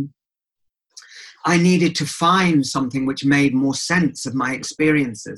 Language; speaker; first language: English; native; English